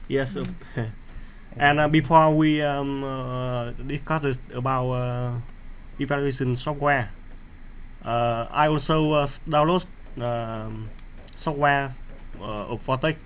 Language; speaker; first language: English; non-native, learner; Vietnamese